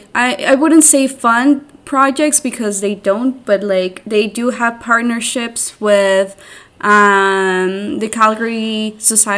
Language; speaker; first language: English; non-native, fluent; Spanish